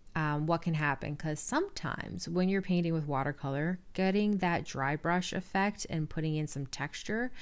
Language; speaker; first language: English; native; English